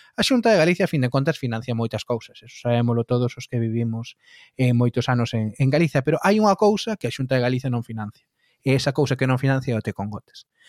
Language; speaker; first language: Galician; native; Galician